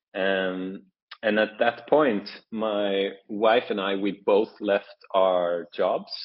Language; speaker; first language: English; non-native, fluent; Norwegian